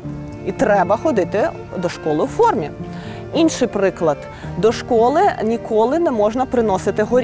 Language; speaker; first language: Ukrainian; native; Ukrainian